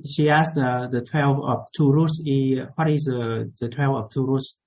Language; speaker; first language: English; non-native, learner; Vietnamese